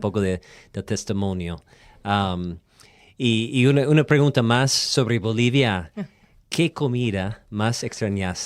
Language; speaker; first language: Spanish; non-native, fluent; English